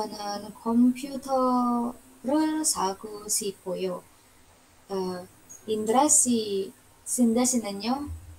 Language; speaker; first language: Korean; non-native, learner; Indonesian